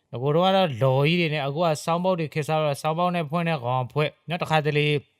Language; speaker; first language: Burmese; native; Burmese